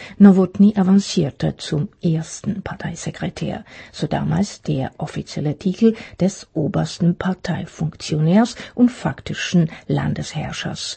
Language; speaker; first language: German; non-native, fluent; Czech